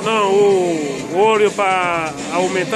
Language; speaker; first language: Portuguese; non-native, fluent; Haitian Creole